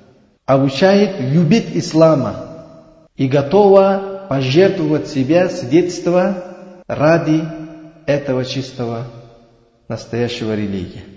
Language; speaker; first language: Russian; non-native, learner; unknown